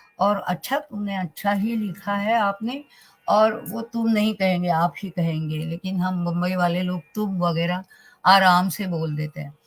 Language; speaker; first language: Hindi; non-native, local second language; Marathi